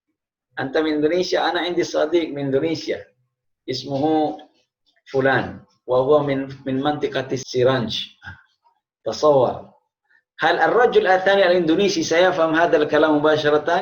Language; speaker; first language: Arabic; non-native, fluent; Indonesian